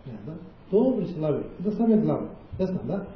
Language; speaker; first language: Russian; non-native, learner; Tibetan